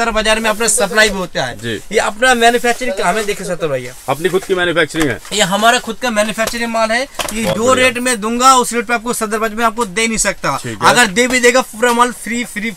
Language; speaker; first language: Hindi; non-native, local second language; Bangla